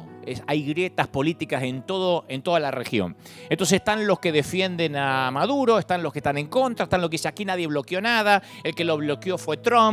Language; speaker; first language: Spanish; native; Spanish